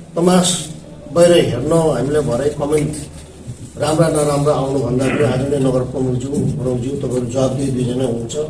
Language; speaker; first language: Nepali; native; Nepali